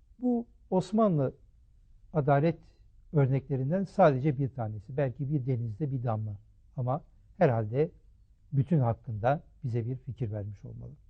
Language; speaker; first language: Turkish; native; Turkish